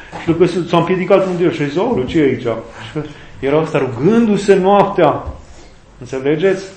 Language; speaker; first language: Romanian; native; Romanian